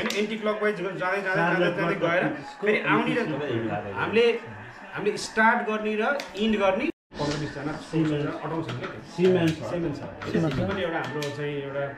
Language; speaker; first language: Nepali; native; Nepali